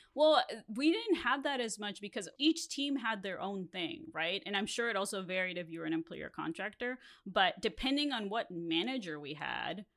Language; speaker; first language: English; non-native, fluent; Spanish